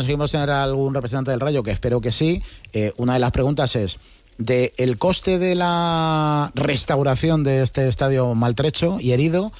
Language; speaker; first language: Spanish; native; Spanish